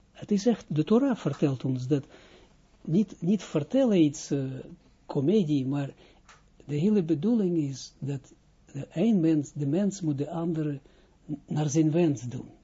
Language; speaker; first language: Dutch; non-native, fluent; Hebrew